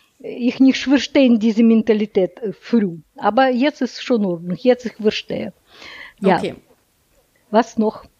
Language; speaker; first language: German; non-native, learner; Russian